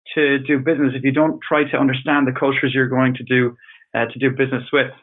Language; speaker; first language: English; native; English